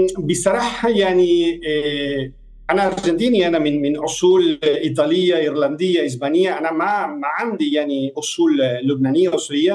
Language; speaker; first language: Arabic; non-native, fluent; Spanish